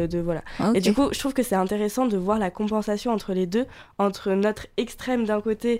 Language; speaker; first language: French; native; French